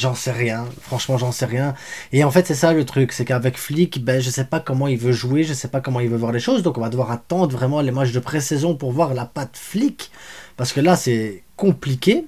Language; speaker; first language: French; native; French